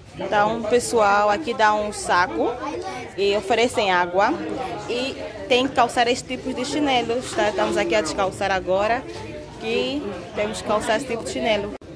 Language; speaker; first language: Portuguese; native; Portuguese